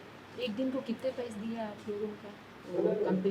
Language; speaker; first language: Hindi; non-native, local second language; Telugu